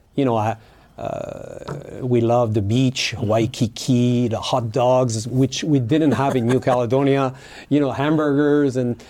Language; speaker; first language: English; non-native, fluent; French